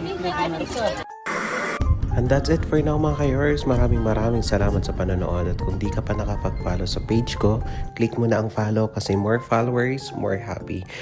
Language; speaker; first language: Filipino; non-native, local second language; Maranao